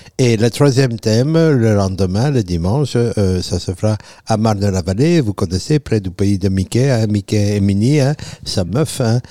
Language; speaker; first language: French; non-native, fluent; Italian